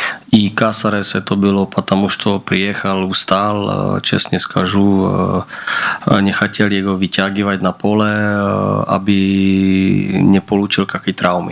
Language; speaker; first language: Russian; non-native, learner; Slovak